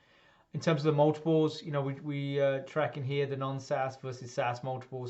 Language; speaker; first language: English; native; English